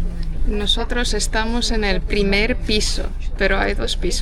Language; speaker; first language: Spanish; non-native, fluent; Estonian